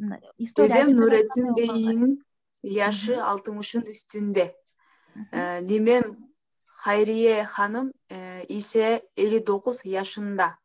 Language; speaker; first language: Turkish; non-native, learner; Kyrgyz